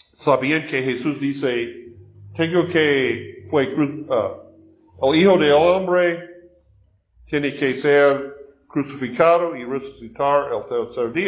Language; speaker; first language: Spanish; non-native, learner; English